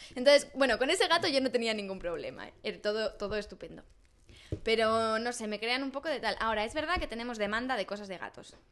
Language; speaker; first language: Spanish; native; Spanish